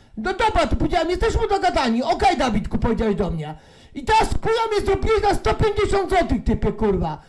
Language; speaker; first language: Polish; native; Polish